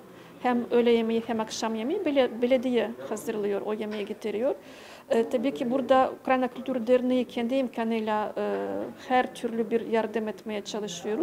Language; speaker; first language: Turkish; non-native, fluent; Ukrainian